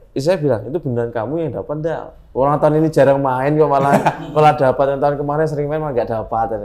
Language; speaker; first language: Indonesian; native; Indonesian